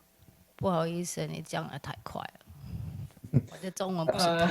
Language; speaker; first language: Chinese; non-native, learner; English